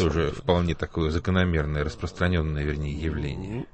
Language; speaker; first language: Russian; native; Russian